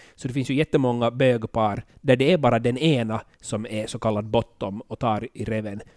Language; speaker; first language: Swedish; native; Swedish